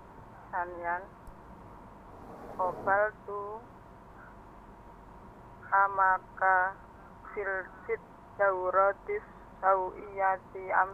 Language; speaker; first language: Arabic; non-native, learner; Indonesian